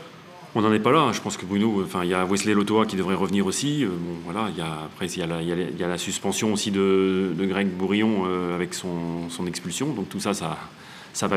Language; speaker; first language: French; native; French